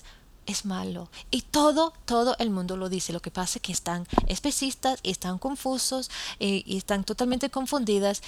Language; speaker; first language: Spanish; non-native, fluent; English